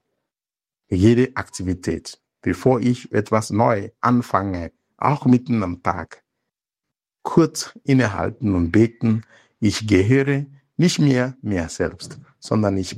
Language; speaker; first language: German; non-native, fluent; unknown